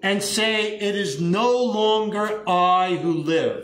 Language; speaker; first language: English; native; English